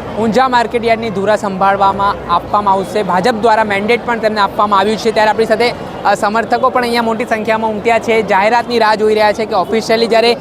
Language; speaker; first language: Gujarati; native; Gujarati